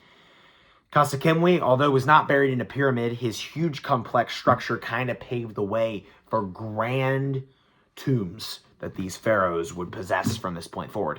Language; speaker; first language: English; native; English